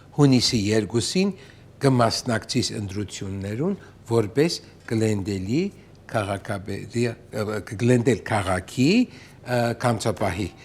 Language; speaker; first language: Armenian; native; Armenian